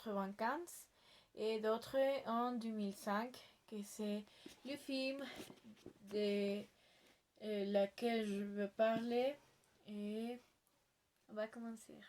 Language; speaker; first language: French; non-native, learner; Spanish